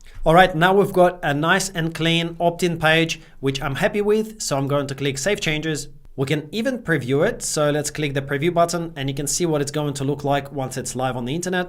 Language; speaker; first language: English; native; English